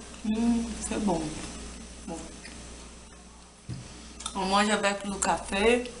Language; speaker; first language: French; non-native, fluent; Portuguese